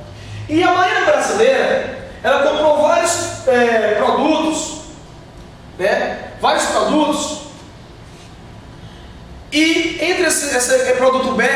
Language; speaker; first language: Portuguese; native; Portuguese